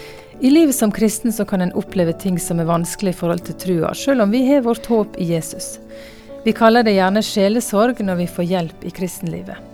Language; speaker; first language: Norwegian; native; Norwegian